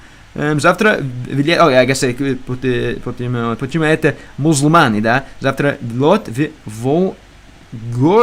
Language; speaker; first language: Russian; non-native, learner; English